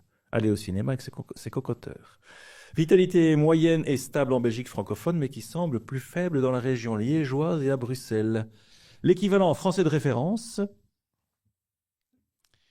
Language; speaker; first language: French; native; French